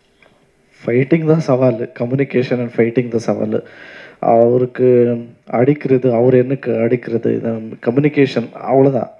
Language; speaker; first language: Tamil; non-native, learner; Kannada